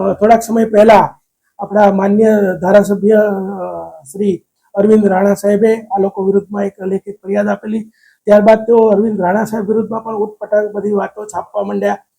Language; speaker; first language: Gujarati; native; Gujarati